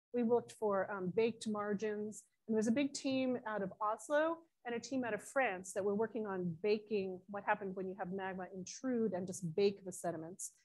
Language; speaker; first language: English; native; English